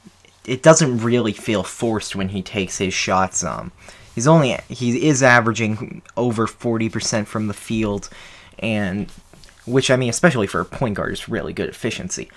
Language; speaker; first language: English; native; English